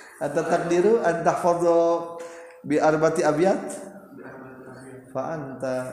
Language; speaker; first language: Arabic; non-native, fluent; Indonesian